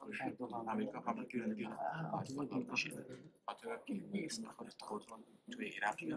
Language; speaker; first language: Persian; non-native, learner; Kurdish